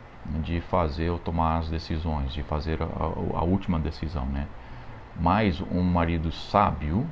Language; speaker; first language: Portuguese; non-native, fluent; English